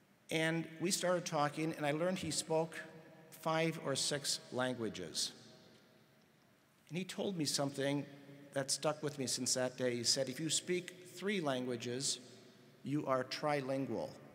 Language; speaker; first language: English; native; English